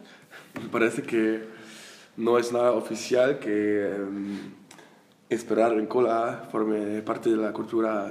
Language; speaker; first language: Spanish; non-native, fluent; German